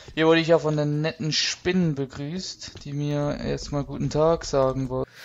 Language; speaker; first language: German; native; German